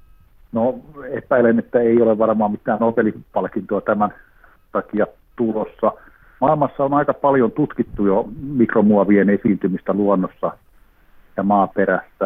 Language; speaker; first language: Finnish; native; Finnish